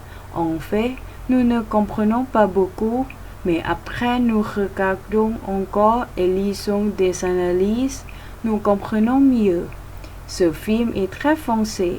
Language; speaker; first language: French; non-native, learner; Thai